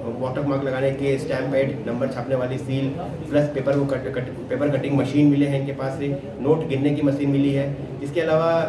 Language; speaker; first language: Hindi; native; Hindi